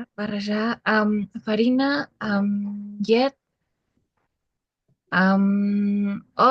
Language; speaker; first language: Catalan; non-native, learner; Spanish